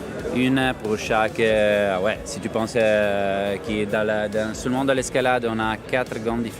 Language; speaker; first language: French; non-native, fluent; Italian